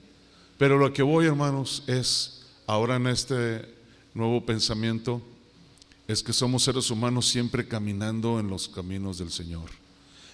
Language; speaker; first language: Spanish; native; Spanish